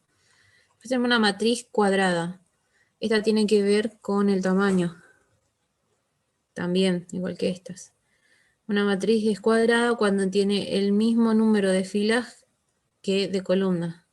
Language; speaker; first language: Spanish; native; Spanish